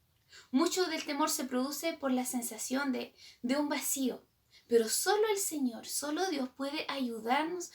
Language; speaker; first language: Spanish; native; Spanish